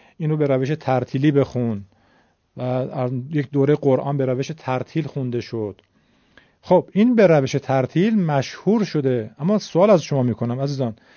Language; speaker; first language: Persian; native; Persian